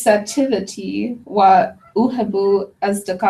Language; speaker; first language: Arabic; non-native, learner; English